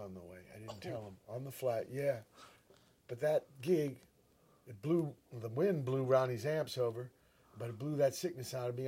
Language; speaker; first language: English; native; English